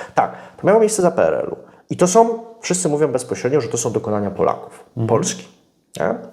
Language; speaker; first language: Polish; native; Polish